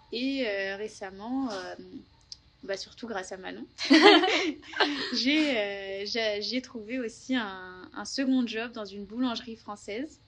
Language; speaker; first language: French; native; French